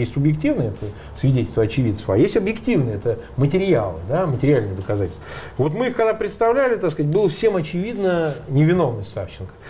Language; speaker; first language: Russian; native; Russian